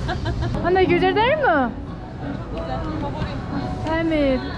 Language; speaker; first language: Turkish; non-native, learner; Korean